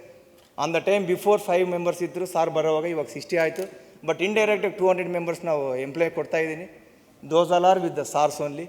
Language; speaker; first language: Kannada; non-native, local second language; Telugu